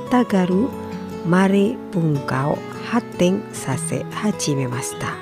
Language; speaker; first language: Japanese; non-native, fluent; Indonesian